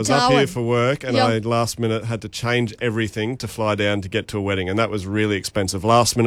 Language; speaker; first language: English; native; English